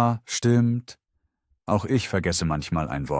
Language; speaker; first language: German; native; German